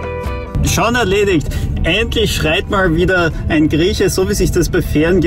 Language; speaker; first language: German; native; German